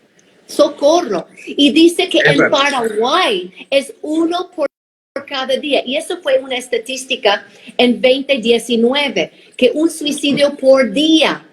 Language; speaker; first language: Spanish; non-native, fluent; English